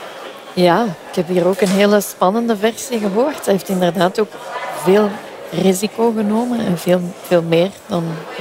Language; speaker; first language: Dutch; native; Dutch